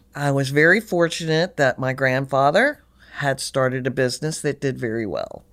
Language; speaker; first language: English; native; English